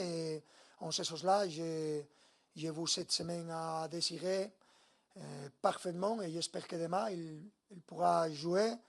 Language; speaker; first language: French; non-native, learner; Spanish